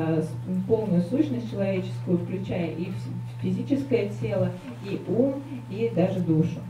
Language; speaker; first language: Russian; native; Russian